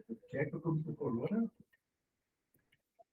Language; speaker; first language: English; non-native, learner; Spanish